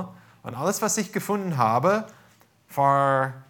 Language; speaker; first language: German; non-native, fluent; English